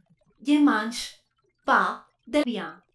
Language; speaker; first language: French; non-native, learner; Spanish